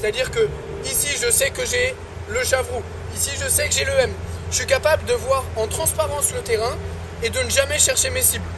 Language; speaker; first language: French; native; French